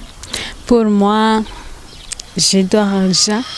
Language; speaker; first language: French; non-native, learner; Rundi